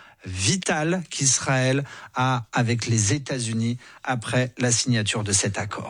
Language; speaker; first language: French; native; French